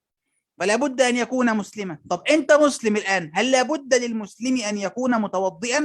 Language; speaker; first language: Arabic; native; Arabic